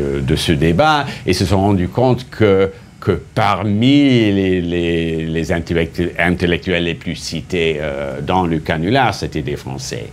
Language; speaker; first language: French; non-native, fluent; English